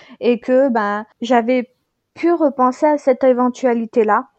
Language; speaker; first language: French; native; French